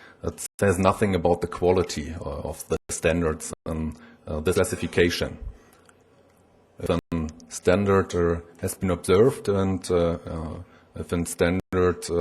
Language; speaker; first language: English; non-native, fluent; German